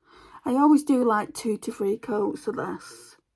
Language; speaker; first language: English; native; English